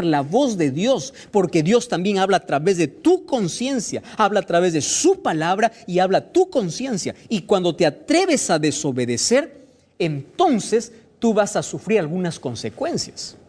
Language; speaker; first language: Spanish; native; Spanish